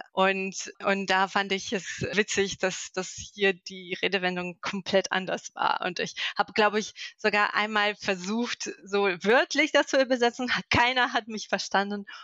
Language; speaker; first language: German; non-native, fluent; Russian